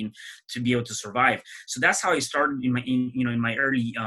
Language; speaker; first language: English; early bilingual, other home language; Spanish